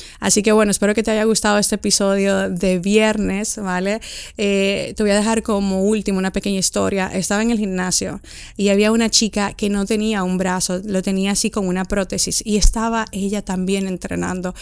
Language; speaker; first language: Spanish; native; Spanish